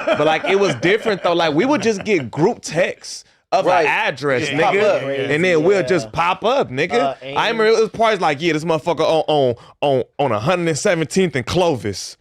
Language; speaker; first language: English; native; English